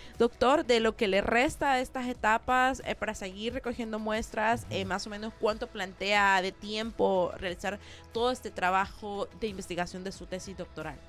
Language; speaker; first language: Spanish; native; Spanish